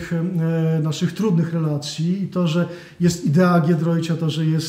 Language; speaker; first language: Polish; native; Polish